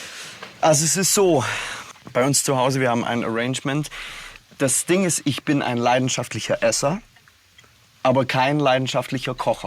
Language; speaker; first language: German; native; German